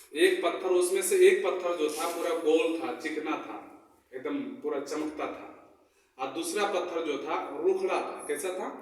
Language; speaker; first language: Hindi; native; Hindi